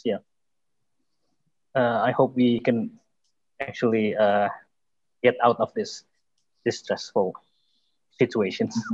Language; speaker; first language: English; non-native, fluent; Indonesian